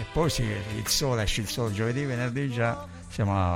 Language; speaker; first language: Italian; native; Italian